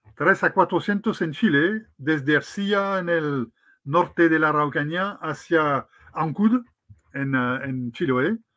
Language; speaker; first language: Spanish; non-native, fluent; French